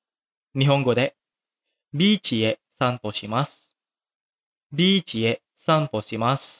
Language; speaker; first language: Japanese; non-native, fluent; Indonesian